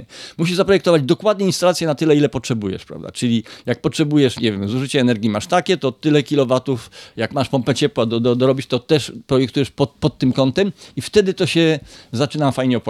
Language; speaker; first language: Polish; native; Polish